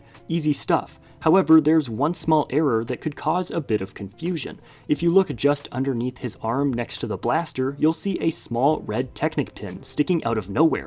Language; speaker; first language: English; native; English